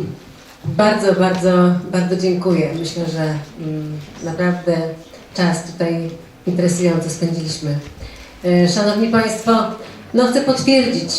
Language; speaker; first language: Polish; native; Polish